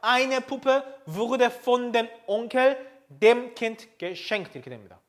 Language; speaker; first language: German; non-native, fluent; Korean